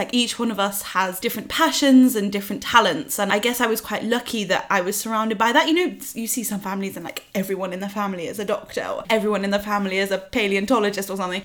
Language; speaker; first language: English; native; English